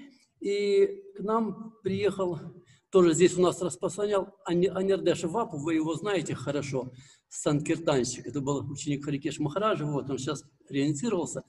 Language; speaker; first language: Russian; native; Russian